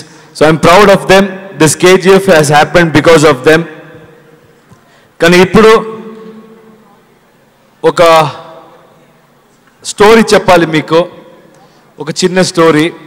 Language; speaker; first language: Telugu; non-native, learner; Kannada